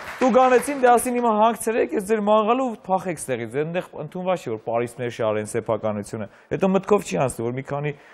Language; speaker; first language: Armenian; native; Armenian